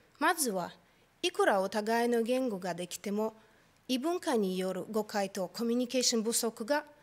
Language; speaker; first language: Japanese; non-native, fluent; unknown